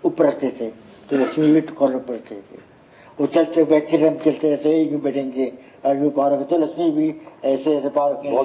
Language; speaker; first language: Hindi; native; Hindi